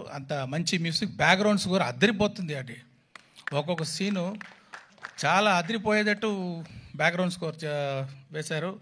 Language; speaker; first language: Telugu; non-native, local second language; Tamil